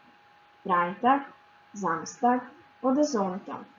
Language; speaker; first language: German; non-native, fluent; Croatian